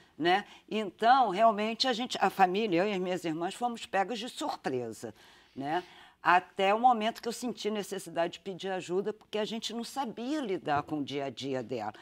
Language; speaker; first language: Portuguese; native; Portuguese